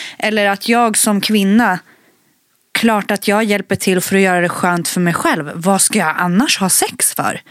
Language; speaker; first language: Swedish; early bilingual, other home language; Spanish